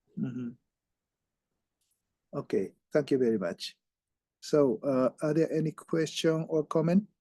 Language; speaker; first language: English; non-native, fluent; Japanese